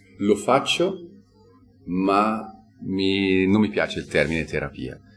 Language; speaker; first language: Italian; native; Italian